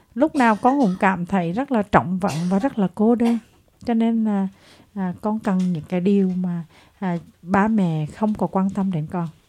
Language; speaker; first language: Vietnamese; native; Vietnamese